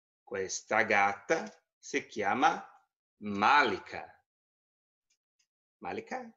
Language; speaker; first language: Italian; non-native, fluent; Portuguese